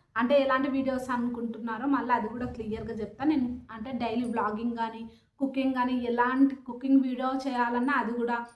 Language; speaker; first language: Telugu; native; Telugu